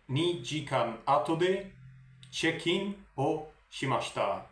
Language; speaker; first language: Japanese; non-native, learner; Spanish